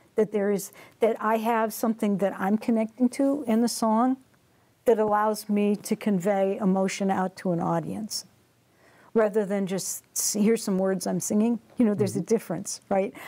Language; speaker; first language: English; native; English